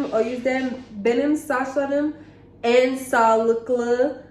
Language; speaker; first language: Turkish; non-native, learner; English